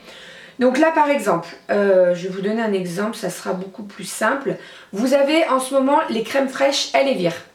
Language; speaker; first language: French; native; French